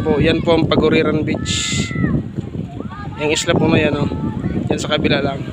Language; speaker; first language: Filipino; native; Filipino